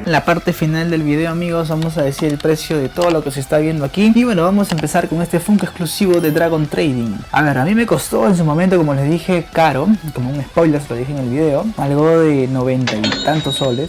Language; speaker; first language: Spanish; native; Spanish